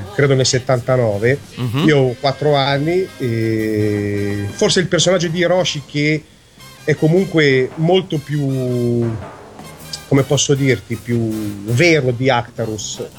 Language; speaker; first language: Italian; native; Italian